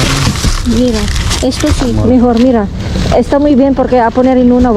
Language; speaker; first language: Spanish; non-native, learner; Filipino